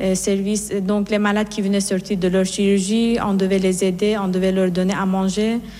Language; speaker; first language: French; non-native, fluent; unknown